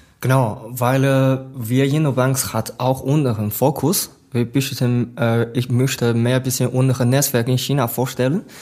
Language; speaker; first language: German; non-native, learner; Chinese